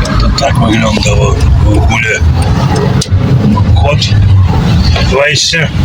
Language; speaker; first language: Polish; non-native, learner; Ukrainian